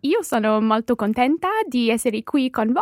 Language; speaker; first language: Italian; non-native, learner; English